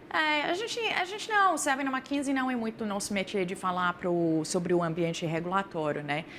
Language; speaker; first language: Portuguese; non-native, fluent; English